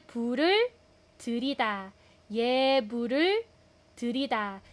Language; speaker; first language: Korean; non-native, fluent; Filipino